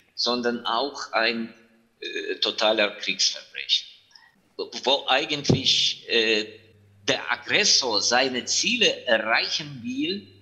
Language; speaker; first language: German; non-native, fluent; Ukrainian